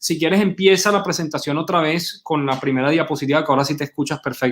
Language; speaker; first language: Spanish; native; Spanish